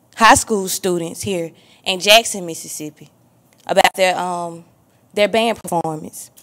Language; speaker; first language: English; native; English